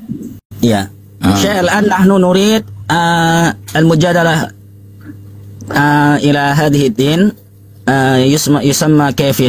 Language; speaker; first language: Arabic; non-native, learner; Indonesian